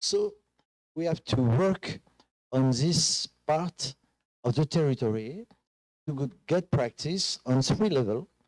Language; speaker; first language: English; non-native, fluent; French